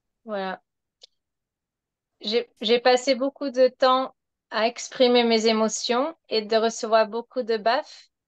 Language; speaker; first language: French; non-native, fluent; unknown